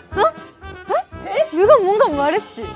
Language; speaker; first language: Korean; non-native, fluent; Japanese